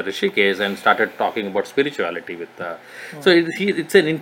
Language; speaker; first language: English; non-native, local second language; Telugu